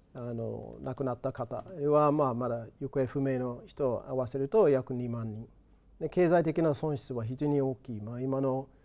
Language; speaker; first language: Japanese; non-native, fluent; English